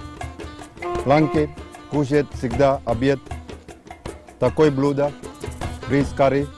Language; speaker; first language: Russian; non-native, fluent; Sinhala